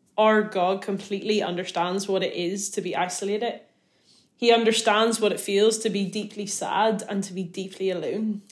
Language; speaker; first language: English; native; English